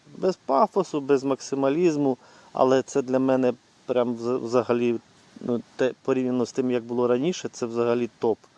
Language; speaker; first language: Ukrainian; non-native, local second language; Russian